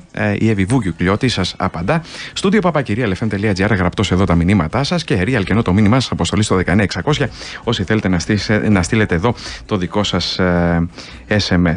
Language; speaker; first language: Greek; native; Greek